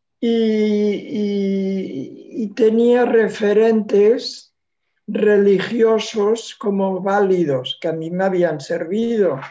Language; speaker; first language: Spanish; non-native, local second language; Catalan